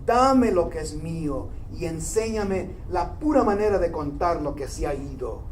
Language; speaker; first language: Spanish; early bilingual, heritage; Spanish